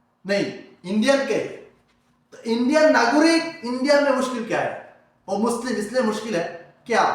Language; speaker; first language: Hindi; non-native, learner; Bangla